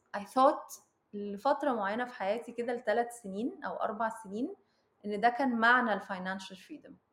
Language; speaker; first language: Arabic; early bilingual, heritage; Arabic